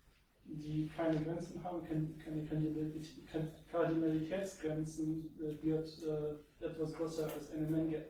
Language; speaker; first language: German; non-native, fluent; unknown